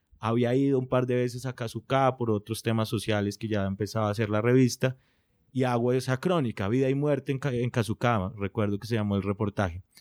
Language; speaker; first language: Spanish; native; Spanish